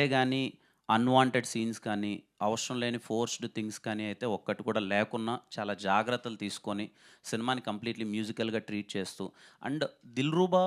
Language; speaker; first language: Telugu; native; Telugu